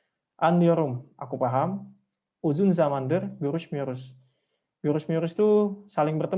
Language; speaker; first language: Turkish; non-native, fluent; Indonesian